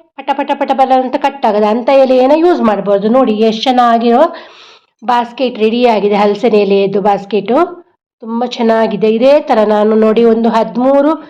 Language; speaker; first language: Kannada; non-native, local second language; Konkani